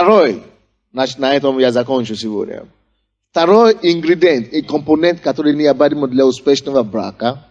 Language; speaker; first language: Russian; non-native, fluent; Yoruba